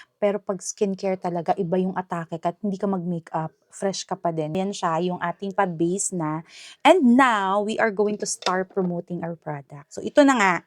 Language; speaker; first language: Filipino; non-native, local second language; Hiligaynon